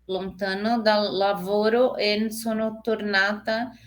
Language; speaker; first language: Italian; non-native, learner; Portuguese